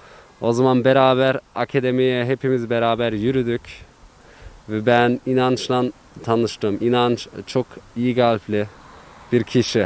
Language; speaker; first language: Turkish; early bilingual, heritage; Turkish